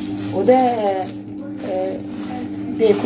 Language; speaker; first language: Arabic; native; Arabic